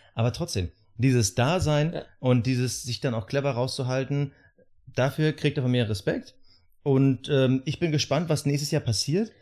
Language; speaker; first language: German; native; German